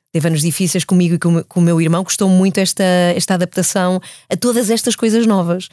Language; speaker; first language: Portuguese; early bilingual, heritage; Portuguese